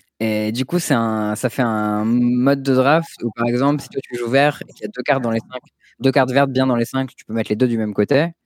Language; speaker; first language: French; native; French